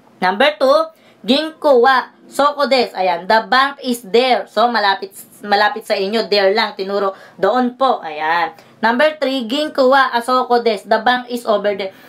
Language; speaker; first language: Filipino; native; Filipino